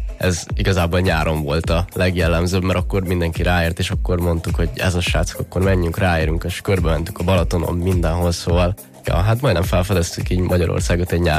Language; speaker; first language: Hungarian; native; Hungarian